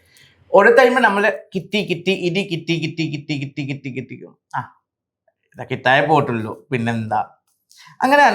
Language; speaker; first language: Malayalam; non-native, fluent; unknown